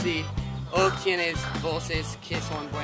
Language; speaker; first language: Spanish; non-native, learner; English